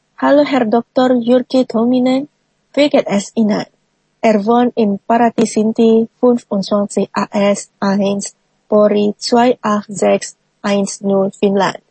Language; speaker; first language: German; non-native, fluent; Indonesian